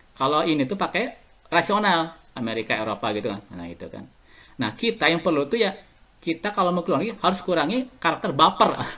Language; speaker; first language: Indonesian; native; Indonesian